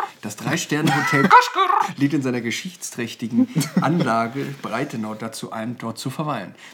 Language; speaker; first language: German; native; German